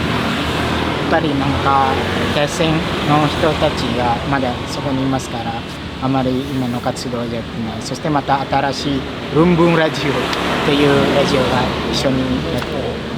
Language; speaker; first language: Japanese; non-native, fluent; Indonesian